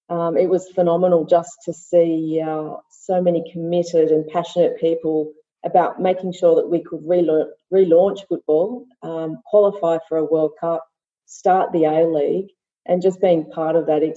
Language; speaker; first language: English; native; English